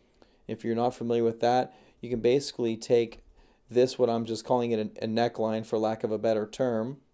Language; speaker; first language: English; native; English